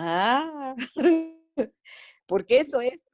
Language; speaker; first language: Spanish; native; Spanish